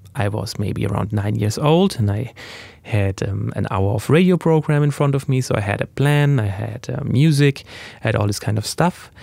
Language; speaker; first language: English; non-native, fluent; German